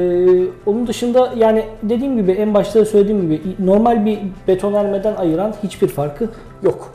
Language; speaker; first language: Turkish; native; Turkish